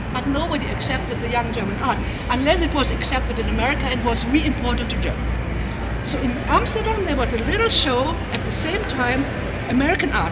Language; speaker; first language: English; non-native, fluent; German